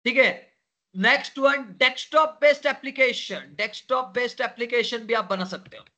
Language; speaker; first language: Hindi; non-native, local second language; Marathi